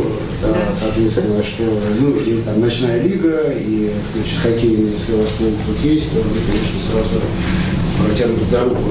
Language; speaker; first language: Russian; native; Russian